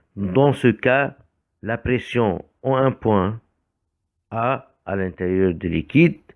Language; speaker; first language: French; non-native, fluent; Arabic